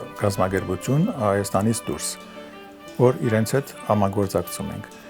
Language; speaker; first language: Armenian; early bilingual, heritage; Armenian